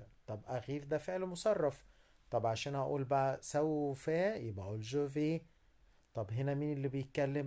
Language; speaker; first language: Arabic; native; Arabic